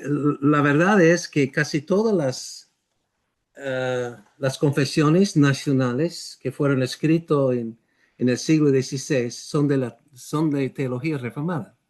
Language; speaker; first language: Spanish; non-native, fluent; English